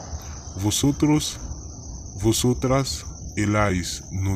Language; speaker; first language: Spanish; non-native, fluent; Haitian Creole